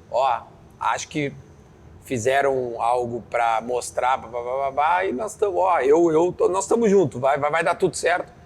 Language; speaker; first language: Portuguese; native; Portuguese